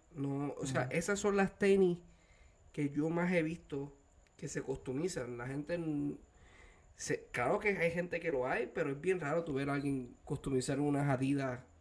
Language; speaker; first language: Spanish; native; Spanish